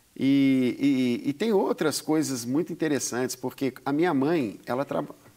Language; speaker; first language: Portuguese; native; Portuguese